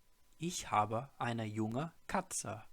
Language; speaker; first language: German; non-native, fluent; English